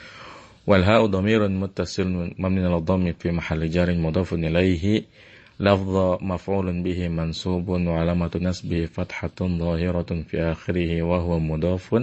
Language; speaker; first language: Arabic; non-native, fluent; Indonesian